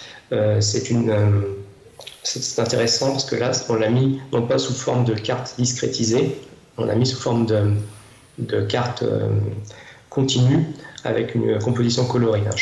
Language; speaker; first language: French; native; French